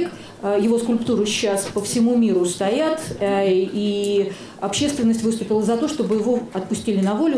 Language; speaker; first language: Russian; native; Russian